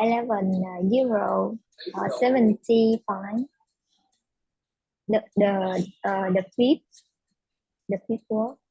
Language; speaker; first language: English; non-native, learner; Vietnamese